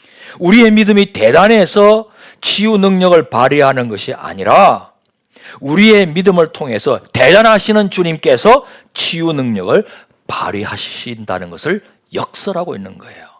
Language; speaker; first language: Korean; native; Korean